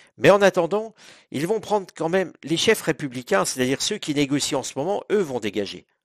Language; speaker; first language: French; native; French